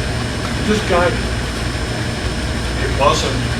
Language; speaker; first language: English; native; English